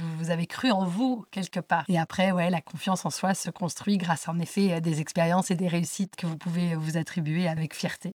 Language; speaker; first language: French; native; French